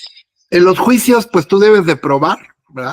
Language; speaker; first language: Spanish; native; Spanish